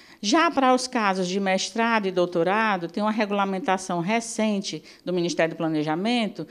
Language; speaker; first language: Portuguese; native; Portuguese